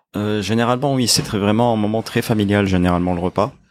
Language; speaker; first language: French; non-native, local second language; Arabic